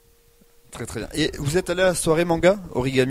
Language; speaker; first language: French; native; French